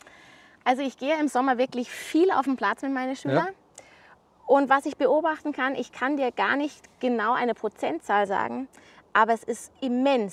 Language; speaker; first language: German; native; German